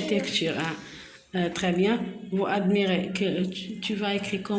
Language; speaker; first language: French; non-native, local second language; Arabic